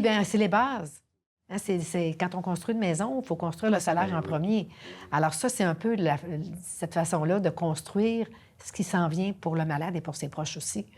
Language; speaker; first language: French; native; French